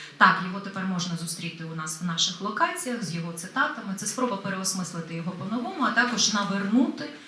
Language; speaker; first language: Ukrainian; native; Ukrainian